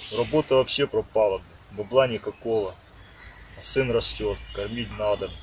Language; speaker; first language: Russian; native; Russian